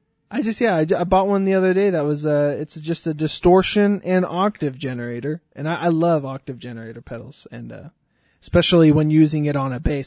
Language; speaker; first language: English; early bilingual, other home language; Spanish